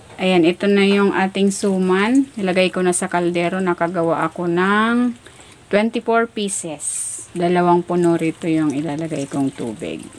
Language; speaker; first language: Filipino; non-native, local second language; Bikol